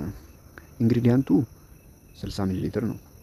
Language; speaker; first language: Amharic; native; Amharic